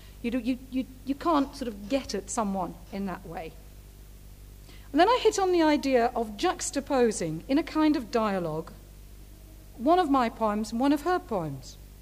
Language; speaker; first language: English; native; English